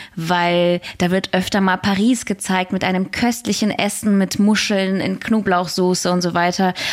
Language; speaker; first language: German; early bilingual, other home language; Russian